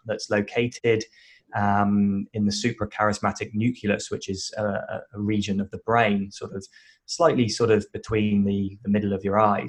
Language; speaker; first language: English; native; English